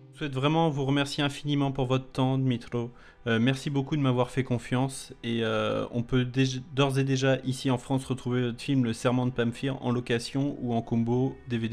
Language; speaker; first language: French; native; French